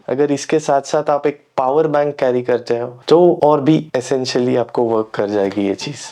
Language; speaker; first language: Hindi; non-native, local second language; Marathi